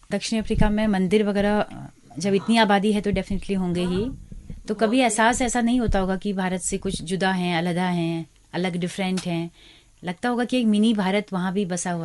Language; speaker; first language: Hindi; native; Hindi